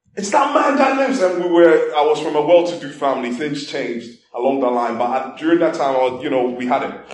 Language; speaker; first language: English; non-native, local second language; Igbo